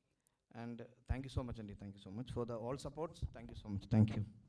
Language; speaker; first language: Telugu; non-native, learner; Malayalam